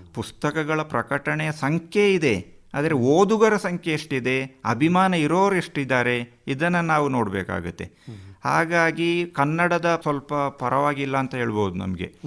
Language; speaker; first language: Kannada; non-native, local second language; Kodava